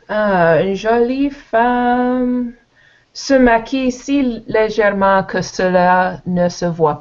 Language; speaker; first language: French; non-native, learner; English